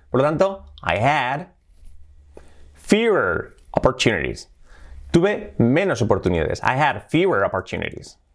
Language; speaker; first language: English; non-native, fluent; Spanish